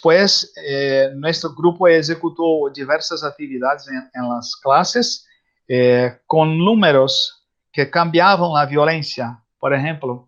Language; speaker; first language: Spanish; non-native, learner; Portuguese